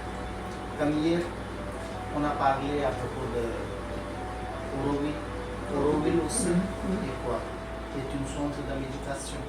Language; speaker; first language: French; non-native, learner; Hindi